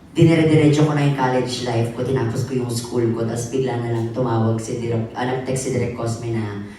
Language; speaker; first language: Filipino; native; Filipino